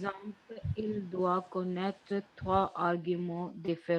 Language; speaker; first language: French; non-native, learner; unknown